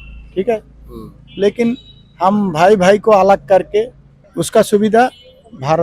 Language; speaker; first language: Hindi; non-native, learner; Bangla